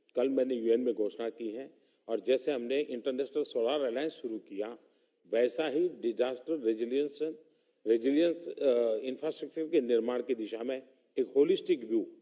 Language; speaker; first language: Hindi; non-native, local second language; Gujarati